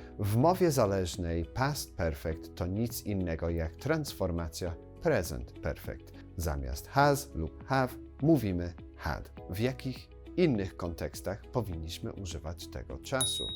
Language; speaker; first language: Polish; non-native, fluent; English